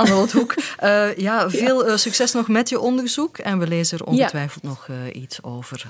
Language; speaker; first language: Dutch; native; Dutch